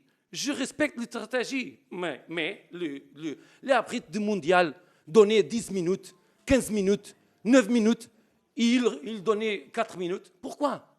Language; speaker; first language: French; non-native, learner; Portuguese